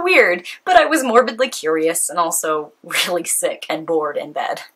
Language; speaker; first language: English; native; English